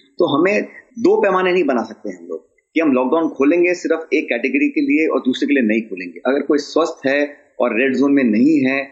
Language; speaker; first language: Hindi; native; Hindi